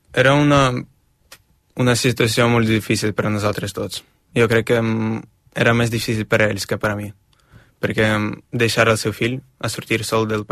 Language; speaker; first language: Catalan; non-native, fluent; Ukrainian